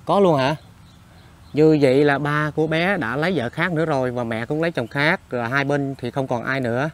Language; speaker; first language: Vietnamese; native; Vietnamese